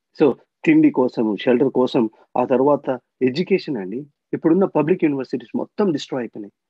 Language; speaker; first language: Telugu; native; Telugu